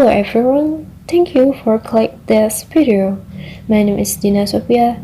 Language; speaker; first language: English; non-native, learner; Indonesian